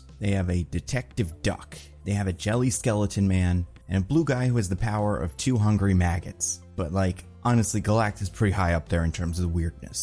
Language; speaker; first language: English; native; English